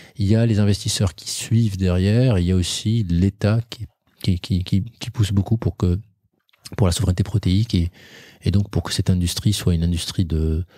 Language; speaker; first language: French; non-native, local second language; Arabic